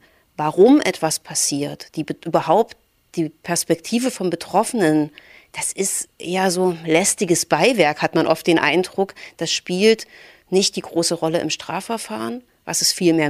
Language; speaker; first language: German; native; German